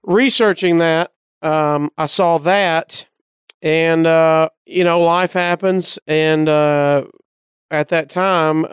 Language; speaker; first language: English; native; English